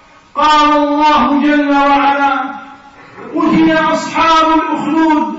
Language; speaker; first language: Arabic; native; Arabic